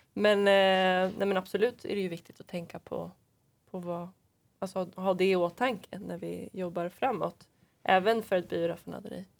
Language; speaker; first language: Swedish; native; Swedish